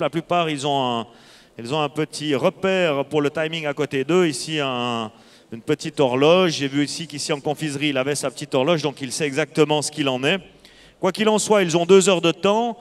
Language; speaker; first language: French; native; French